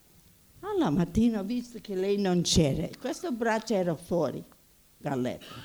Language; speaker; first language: Italian; early bilingual, heritage; Italian